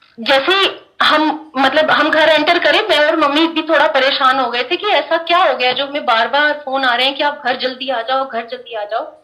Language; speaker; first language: Hindi; non-native, local second language; Punjabi